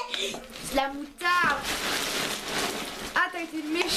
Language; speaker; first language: French; early bilingual, other home language; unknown